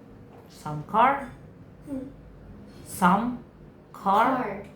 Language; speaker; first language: English; non-native, fluent; Indonesian